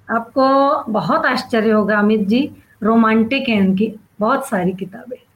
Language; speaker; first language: Hindi; non-native, local second language; Sindhi